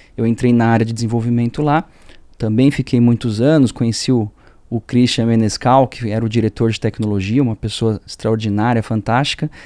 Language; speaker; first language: Portuguese; early bilingual, other home language; French